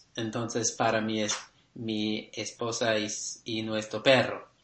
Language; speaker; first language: Spanish; non-native, learner; English